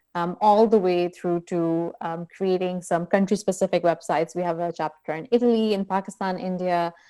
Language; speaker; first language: English; non-native, local second language; Urdu